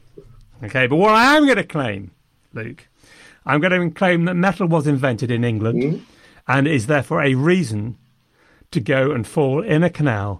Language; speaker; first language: English; native; English